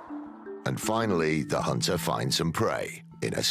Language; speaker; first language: English; native; English